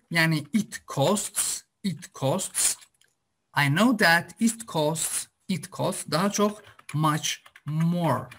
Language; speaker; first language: English; non-native, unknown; Azerbaijani